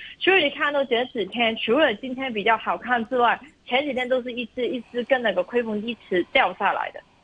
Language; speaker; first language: Chinese; non-native, local second language; Cantonese